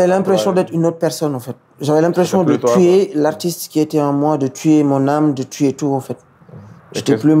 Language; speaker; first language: French; non-native, local second language; Wolof